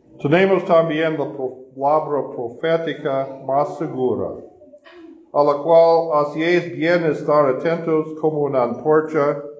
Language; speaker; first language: Spanish; non-native, fluent; English